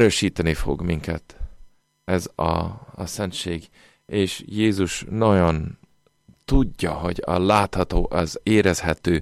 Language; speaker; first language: Hungarian; non-native, fluent; English